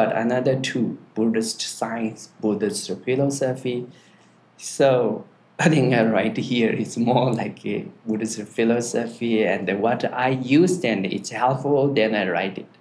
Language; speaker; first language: English; non-native, learner; Tibetan